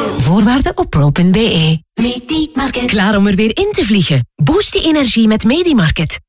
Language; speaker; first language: Dutch; native; Dutch